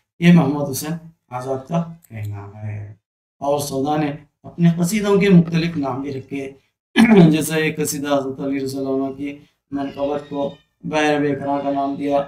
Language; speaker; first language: Urdu; native; Urdu